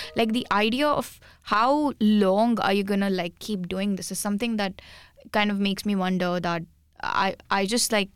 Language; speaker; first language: English; non-native, local second language; Hindi